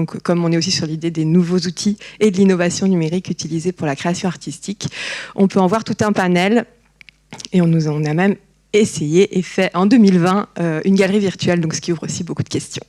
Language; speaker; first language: French; native; French